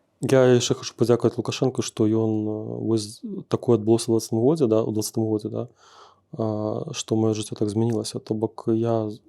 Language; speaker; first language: Belarusian; non-native, local second language; Russian